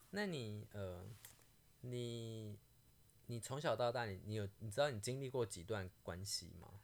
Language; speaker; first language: Chinese; native; Chinese